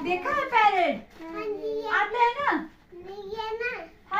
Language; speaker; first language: Hindi; native; Hindi